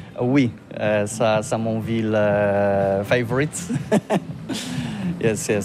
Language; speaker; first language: French; non-native, learner; Polish